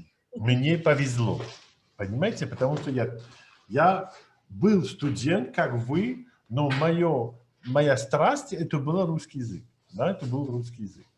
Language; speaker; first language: Russian; non-native, fluent; French